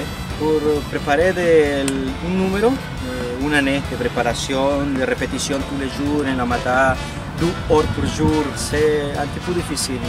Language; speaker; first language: French; non-native, learner; Spanish